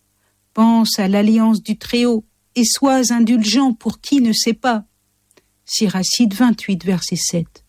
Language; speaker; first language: French; native; French